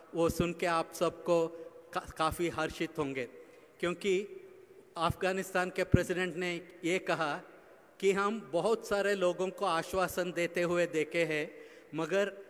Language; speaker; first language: Hindi; non-native, local second language; Kannada